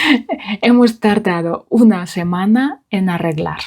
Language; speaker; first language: Spanish; non-native, fluent; Russian